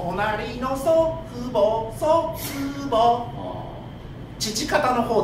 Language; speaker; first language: Japanese; native; Japanese